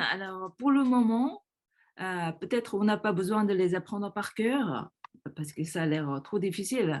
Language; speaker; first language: French; early bilingual, other home language; Korean